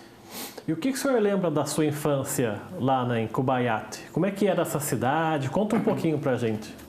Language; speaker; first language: Portuguese; native; Portuguese